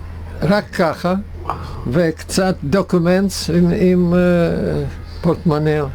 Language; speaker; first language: Hebrew; non-native, learner; Russian